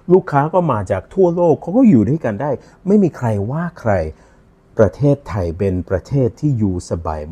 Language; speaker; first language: Thai; non-native, fluent; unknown